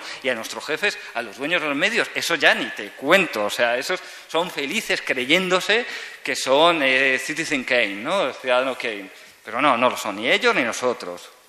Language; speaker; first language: Spanish; native; Spanish